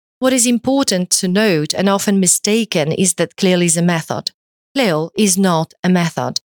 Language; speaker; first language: English; non-native, fluent; Polish